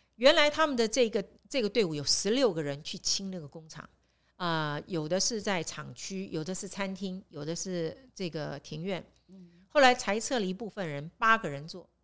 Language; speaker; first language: Chinese; native; Chinese